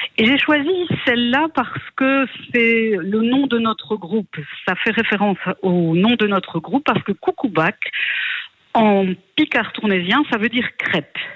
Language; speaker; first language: French; native; French